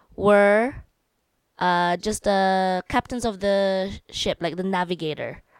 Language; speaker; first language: English; non-native, local second language; Cebuano